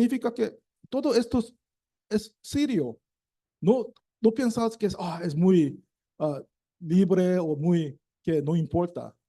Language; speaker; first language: Spanish; non-native, learner; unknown